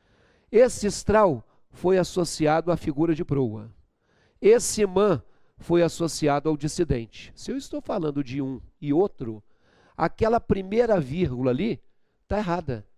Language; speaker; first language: Portuguese; native; Portuguese